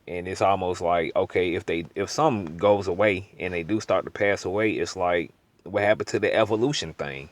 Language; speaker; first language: English; native; English